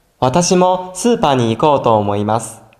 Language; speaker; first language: Japanese; non-native, fluent; Chinese